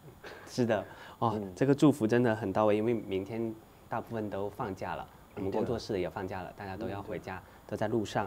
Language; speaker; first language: Chinese; native; Chinese